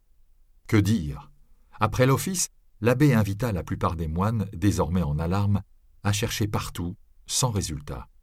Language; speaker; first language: French; native; French